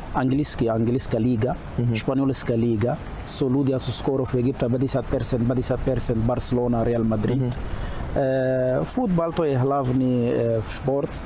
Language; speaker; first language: Slovak; non-native, learner; Arabic